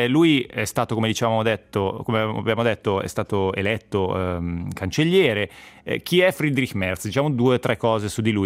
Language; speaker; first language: Italian; native; Italian